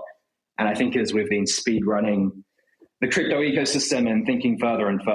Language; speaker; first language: English; native; English